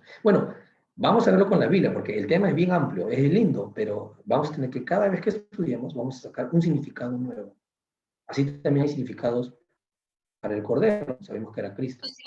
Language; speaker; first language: Spanish; native; Spanish